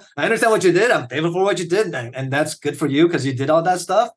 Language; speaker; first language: English; early bilingual, other home language; Korean